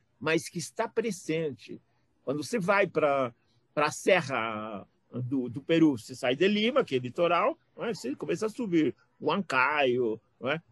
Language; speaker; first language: Portuguese; non-native, fluent; Spanish